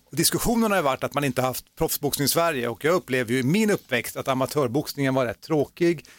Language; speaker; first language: Swedish; native; Swedish